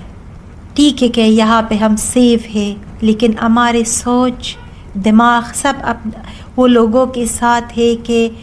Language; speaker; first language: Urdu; non-native, learner; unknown